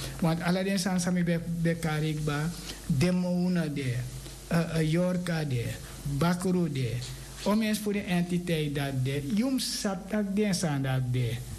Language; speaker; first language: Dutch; native; Dutch